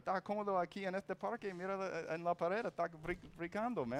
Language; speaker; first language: Spanish; non-native, learner; English